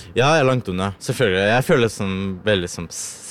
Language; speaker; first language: Norwegian; early bilingual, other home language; Ukrainian